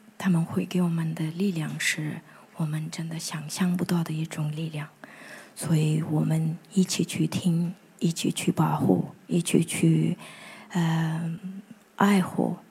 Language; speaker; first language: Chinese; native; Chinese